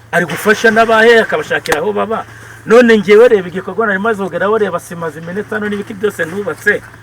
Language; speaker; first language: Kinyarwanda; native; Kinyarwanda